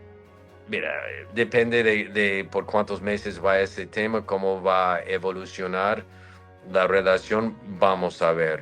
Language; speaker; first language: Spanish; non-native, fluent; English